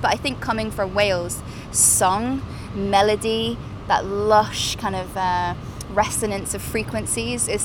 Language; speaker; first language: English; native; English